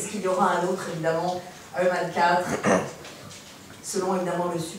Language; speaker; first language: French; native; French